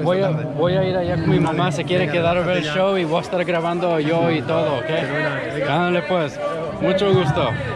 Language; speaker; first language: Spanish; early bilingual, heritage; Spanish